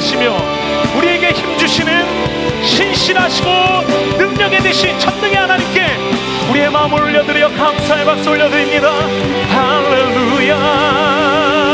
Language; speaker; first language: Korean; native; Korean